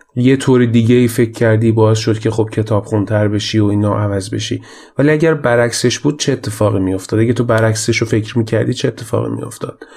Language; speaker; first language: Persian; native; Persian